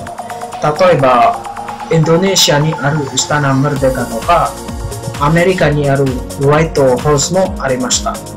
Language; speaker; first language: Japanese; non-native, learner; Indonesian